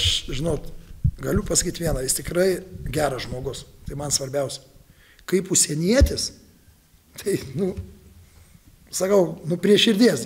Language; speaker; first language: Lithuanian; native; Lithuanian